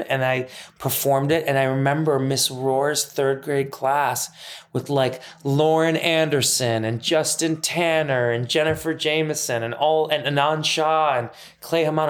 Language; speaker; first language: English; early bilingual, other home language; Persian